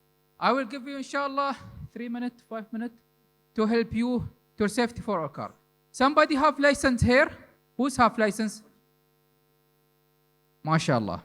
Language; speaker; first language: English; non-native, learner; Arabic